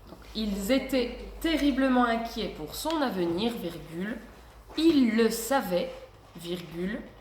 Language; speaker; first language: French; native; French